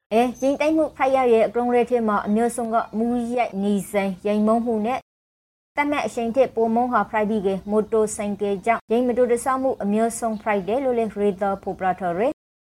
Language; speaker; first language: Burmese; native; Burmese